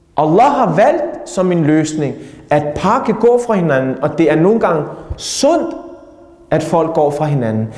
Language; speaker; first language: Danish; early bilingual, other home language; Urdu